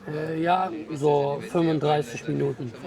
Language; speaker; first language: German; non-native, learner; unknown